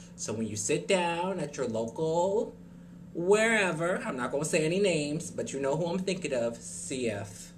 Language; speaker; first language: English; native; English